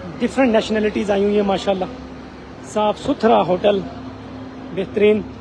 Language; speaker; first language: Urdu; non-native, local second language; Saraiki